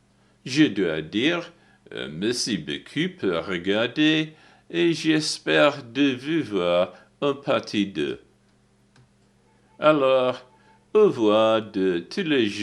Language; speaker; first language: French; non-native, learner; English